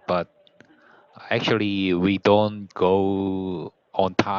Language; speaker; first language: English; non-native, learner; Korean